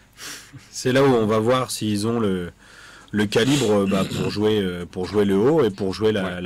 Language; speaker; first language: French; native; French